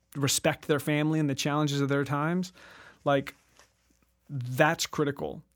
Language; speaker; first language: English; native; English